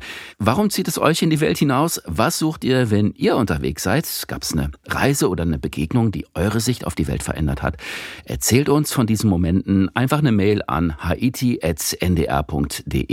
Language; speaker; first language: German; native; German